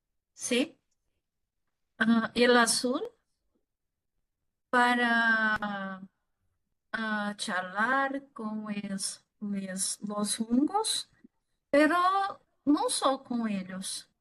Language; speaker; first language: Spanish; non-native, fluent; Portuguese